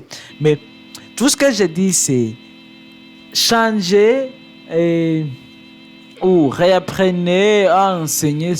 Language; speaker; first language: French; non-native, learner; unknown